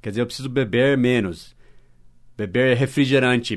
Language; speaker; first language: Portuguese; non-native, fluent; English